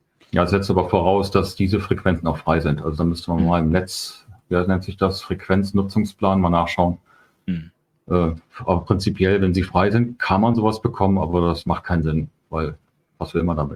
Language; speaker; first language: German; native; German